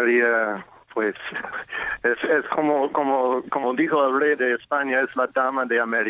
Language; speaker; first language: Spanish; non-native, fluent; English